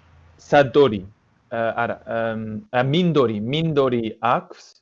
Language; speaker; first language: Georgian; non-native, learner; English